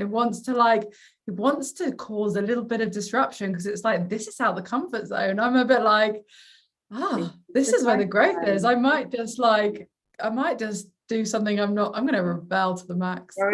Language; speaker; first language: English; native; English